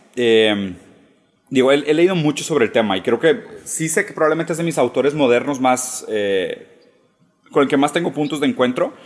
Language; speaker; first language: Spanish; early bilingual, other home language; Portuguese